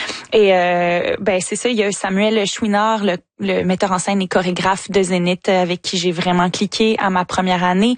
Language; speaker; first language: French; native; French